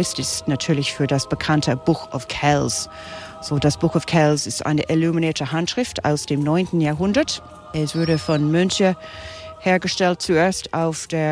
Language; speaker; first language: German; non-native, fluent; English